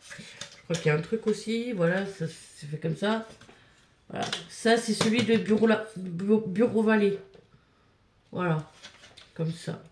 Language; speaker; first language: French; native; French